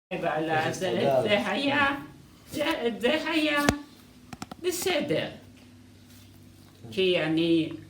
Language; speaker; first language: Hebrew; non-native, fluent; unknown